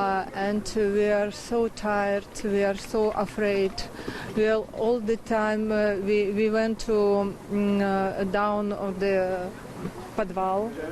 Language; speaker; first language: English; non-native, learner; Ukrainian